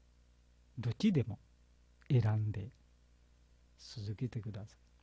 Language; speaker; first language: Japanese; non-native, learner; Bangla